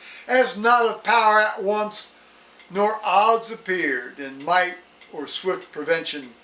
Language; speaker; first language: English; native; English